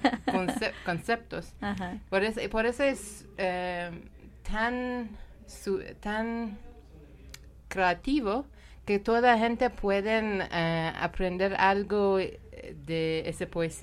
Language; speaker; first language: Spanish; non-native, learner; Persian